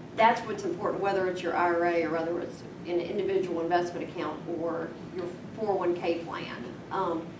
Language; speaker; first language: English; native; English